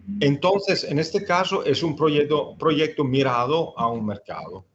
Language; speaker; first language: Spanish; non-native, fluent; Italian